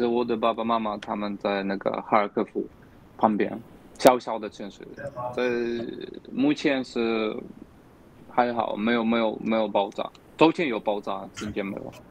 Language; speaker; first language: Chinese; non-native, learner; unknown